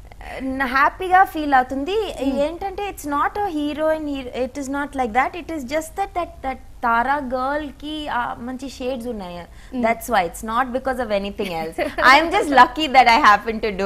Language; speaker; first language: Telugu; non-native, learner; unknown